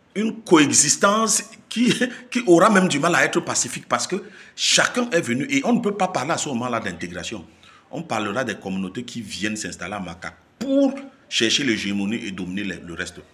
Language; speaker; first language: French; non-native, local second language; Basaa